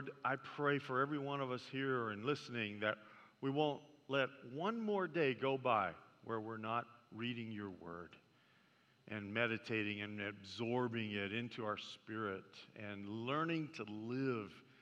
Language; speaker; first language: English; native; English